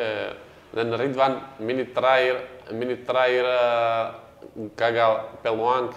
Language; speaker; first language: Indonesian; non-native, learner; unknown